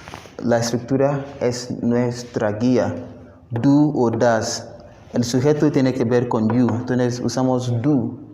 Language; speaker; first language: Spanish; non-native, fluent; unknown